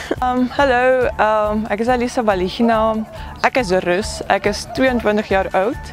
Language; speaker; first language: Afrikaans; non-native, learner; Russian